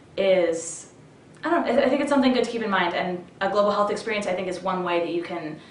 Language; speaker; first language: English; native; English